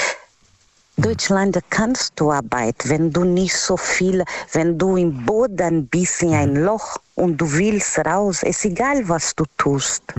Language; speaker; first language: German; non-native, learner; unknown